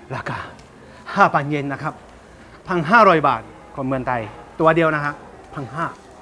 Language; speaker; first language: Thai; non-native, fluent; Japanese